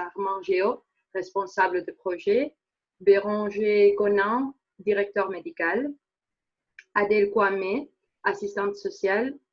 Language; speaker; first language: French; non-native, fluent; Spanish